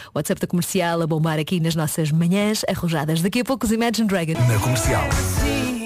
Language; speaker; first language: Portuguese; native; Portuguese